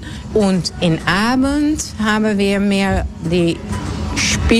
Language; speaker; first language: German; non-native, learner; Dutch